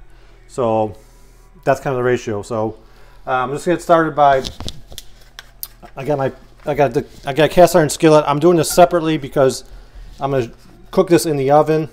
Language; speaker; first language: English; native; English